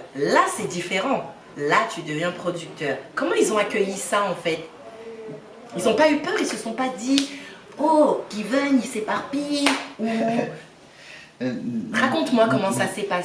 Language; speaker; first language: French; native; French